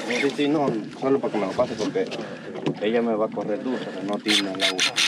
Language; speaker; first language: Spanish; native; Spanish